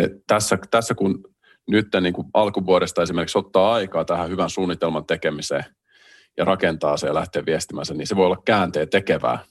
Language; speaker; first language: Finnish; native; Finnish